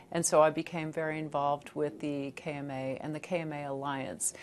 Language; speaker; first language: English; native; English